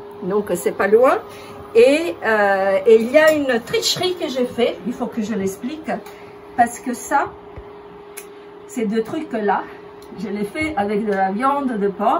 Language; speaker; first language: French; non-native, fluent; Italian